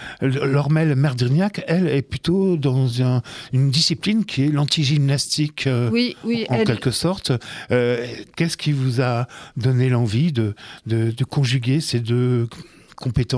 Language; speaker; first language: French; native; French